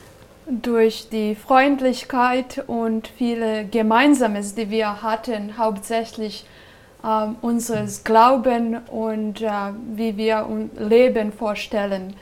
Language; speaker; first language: German; non-native, fluent; Serbian